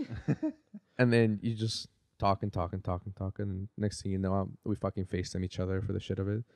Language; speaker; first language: English; early bilingual, other home language; Spanish